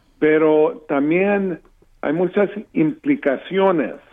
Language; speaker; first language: Spanish; early bilingual, heritage; English